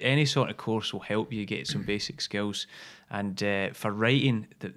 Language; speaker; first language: English; native; English